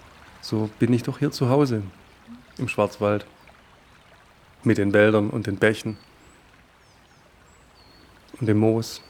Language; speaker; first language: German; native; German